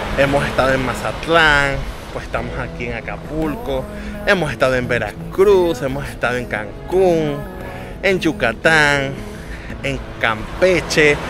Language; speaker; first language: Spanish; native; Spanish